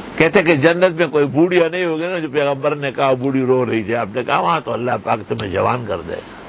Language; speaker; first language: Urdu; non-native, local second language; Pashto